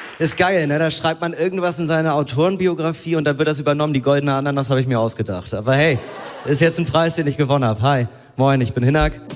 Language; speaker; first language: German; native; German